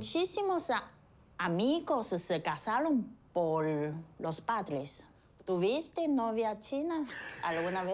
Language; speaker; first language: Spanish; non-native, fluent; Chinese